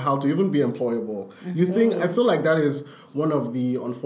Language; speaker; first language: English; non-native, local second language; Yoruba